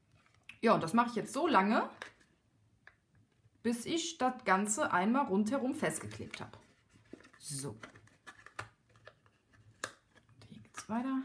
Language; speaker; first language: German; native; German